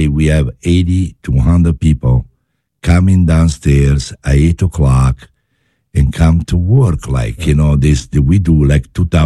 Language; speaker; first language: English; non-native, learner; Italian